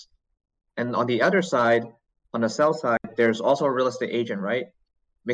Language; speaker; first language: English; non-native, local second language; Cantonese